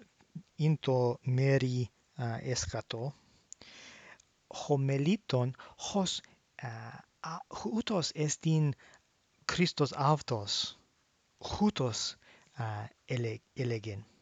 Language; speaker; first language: Greek; non-native, learner; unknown